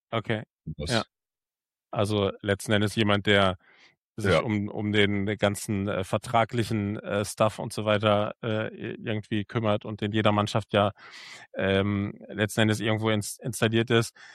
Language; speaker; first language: German; native; German